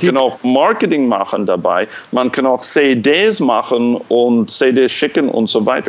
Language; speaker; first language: German; non-native, fluent; English